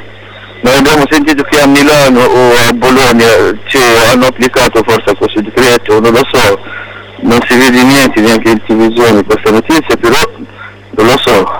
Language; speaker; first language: Italian; non-native, local second language; Arabic